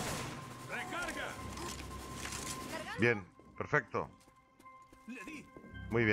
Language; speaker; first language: Spanish; native; Spanish